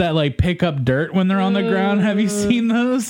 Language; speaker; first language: English; native; English